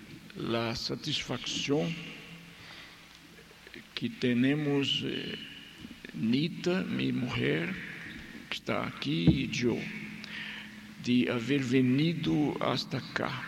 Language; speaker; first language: Spanish; non-native, fluent; Portuguese